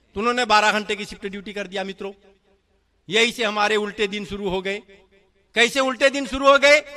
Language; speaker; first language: Hindi; native; Hindi